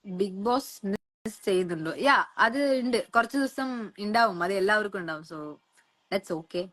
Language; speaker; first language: Malayalam; non-native, local second language; Tamil